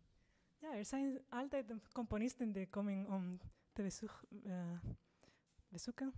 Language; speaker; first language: Dutch; non-native, fluent; Spanish